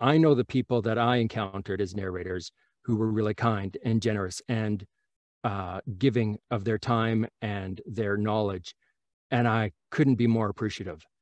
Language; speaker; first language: English; native; English